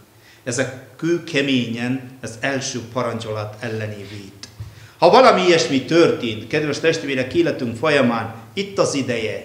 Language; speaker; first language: Hungarian; non-native, fluent; Malayalam